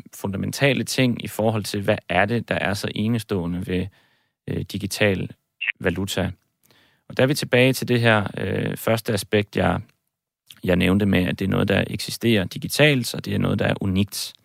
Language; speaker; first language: Danish; native; Danish